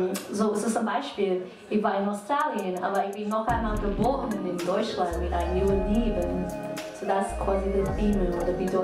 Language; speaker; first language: German; non-native, learner; Cantonese